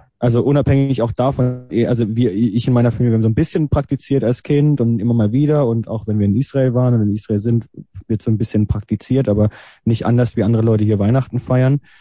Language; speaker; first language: German; native; German